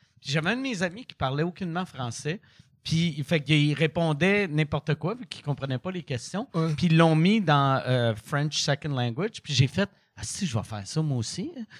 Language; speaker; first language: French; native; French